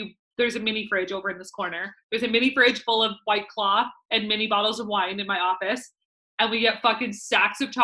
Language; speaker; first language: English; native; English